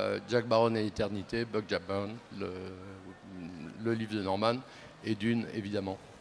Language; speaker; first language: French; native; French